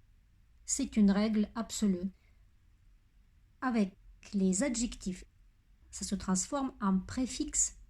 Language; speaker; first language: French; non-native, fluent; Russian